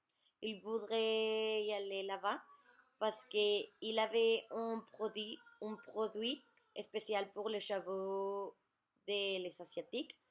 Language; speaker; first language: French; non-native, learner; Spanish